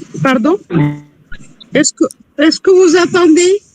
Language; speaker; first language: French; non-native, local second language; Tamil